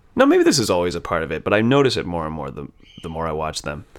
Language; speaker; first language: English; native; English